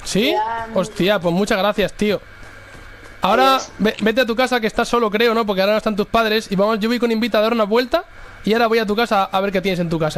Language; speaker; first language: Spanish; native; Spanish